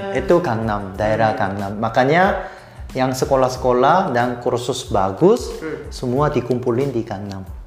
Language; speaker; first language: Indonesian; non-native, fluent; Korean